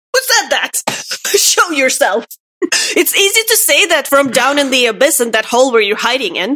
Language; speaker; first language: English; non-native, fluent; Russian